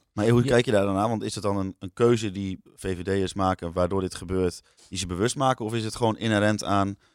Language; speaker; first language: Dutch; native; Dutch